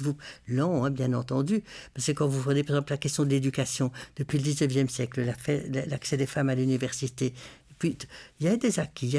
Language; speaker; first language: French; native; French